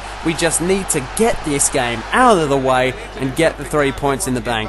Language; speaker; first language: English; native; English